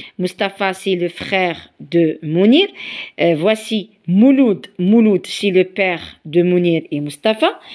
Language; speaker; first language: French; non-native, local second language; Arabic